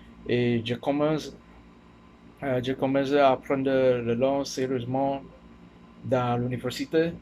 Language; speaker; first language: French; non-native, learner; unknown